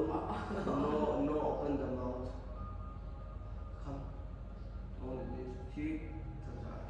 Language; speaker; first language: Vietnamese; non-native, learner; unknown